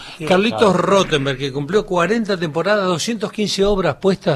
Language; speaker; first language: Spanish; native; Spanish